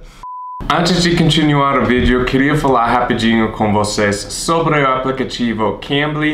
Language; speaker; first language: Portuguese; non-native, fluent; English